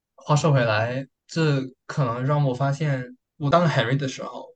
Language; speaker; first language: Chinese; non-native, learner; English